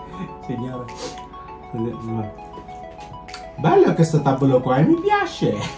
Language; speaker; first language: Italian; non-native, learner; Filipino